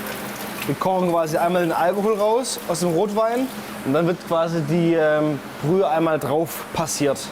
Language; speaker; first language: German; native; German